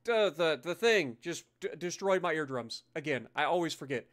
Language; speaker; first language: English; native; English